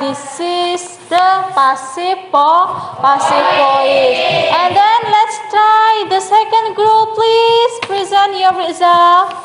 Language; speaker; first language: English; non-native, learner; Indonesian